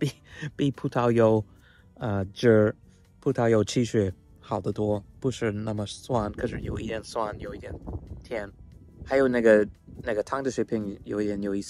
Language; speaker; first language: Chinese; non-native, fluent; English